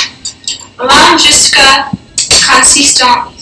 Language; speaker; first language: French; non-native, learner; English